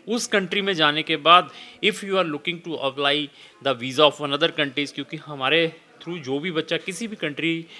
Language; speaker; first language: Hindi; non-native, local second language; Punjabi